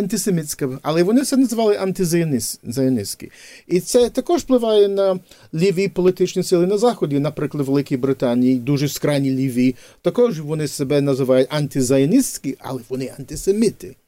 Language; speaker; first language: Ukrainian; early bilingual, heritage; English